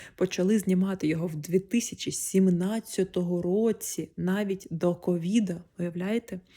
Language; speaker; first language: Ukrainian; non-native, local second language; Russian